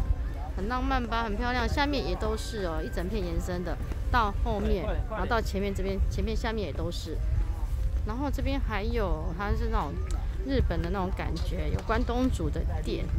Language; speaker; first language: Chinese; native; Chinese